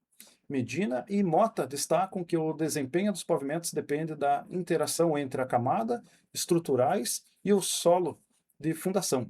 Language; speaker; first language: Portuguese; native; Portuguese